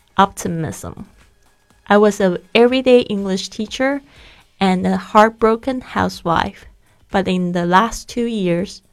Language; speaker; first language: English; non-native, fluent; Chinese